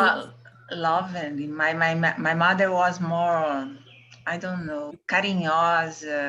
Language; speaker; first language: English; non-native, learner; Portuguese